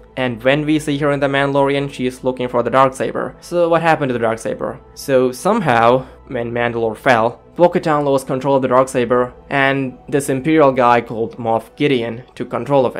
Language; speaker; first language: English; native; English